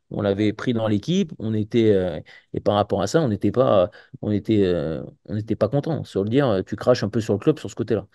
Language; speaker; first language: French; native; French